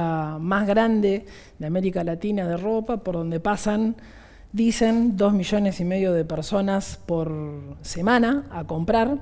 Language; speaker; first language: Spanish; native; Spanish